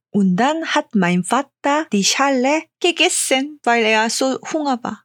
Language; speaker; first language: German; non-native, fluent; Korean